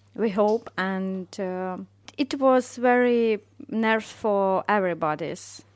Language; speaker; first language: English; non-native, learner; Ukrainian